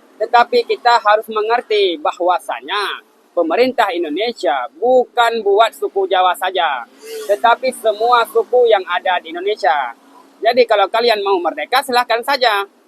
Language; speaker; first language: Indonesian; non-native, local second language; Achinese